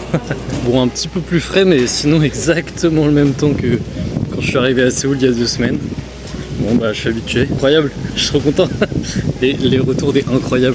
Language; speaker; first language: French; native; French